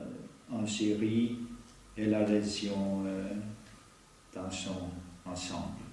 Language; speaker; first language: French; non-native, learner; Norwegian